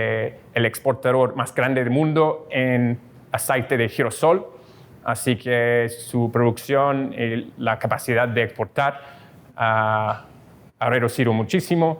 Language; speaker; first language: Spanish; non-native, fluent; English